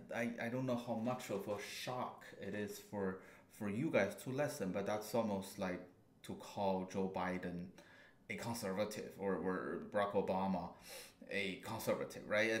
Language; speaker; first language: English; non-native, fluent; Chinese